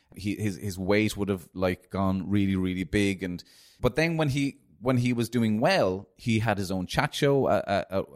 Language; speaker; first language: English; native; English